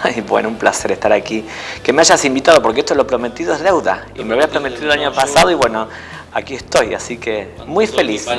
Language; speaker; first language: Spanish; native; Spanish